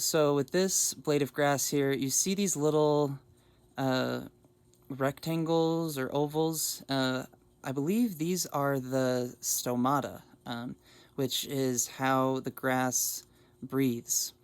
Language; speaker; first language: English; native; English